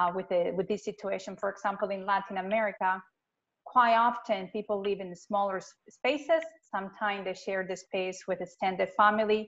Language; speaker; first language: English; non-native, fluent; Spanish